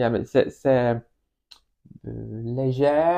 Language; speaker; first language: French; non-native, learner; Swedish